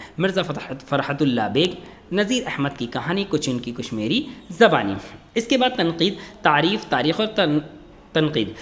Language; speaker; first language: Urdu; native; Urdu